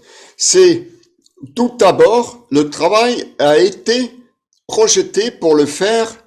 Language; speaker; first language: French; non-native, fluent; German